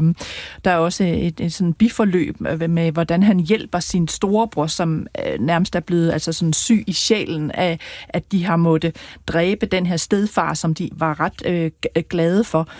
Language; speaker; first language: Danish; native; Danish